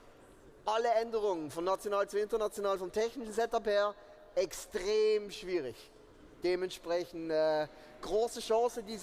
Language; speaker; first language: German; native; German